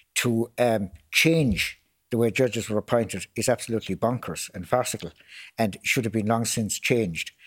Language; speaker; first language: English; native; English